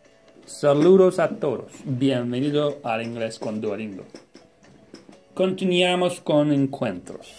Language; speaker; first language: Spanish; non-native, learner; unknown